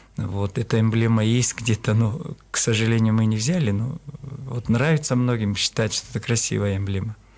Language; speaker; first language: Russian; non-native, local second language; Kyrgyz